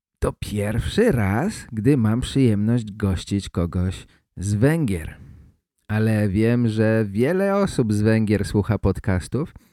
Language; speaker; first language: Polish; native; Polish